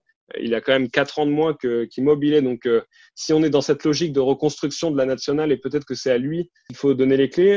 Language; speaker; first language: French; native; French